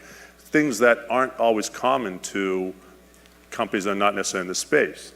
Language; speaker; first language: English; native; English